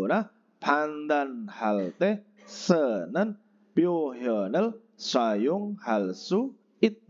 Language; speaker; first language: Korean; non-native, fluent; Indonesian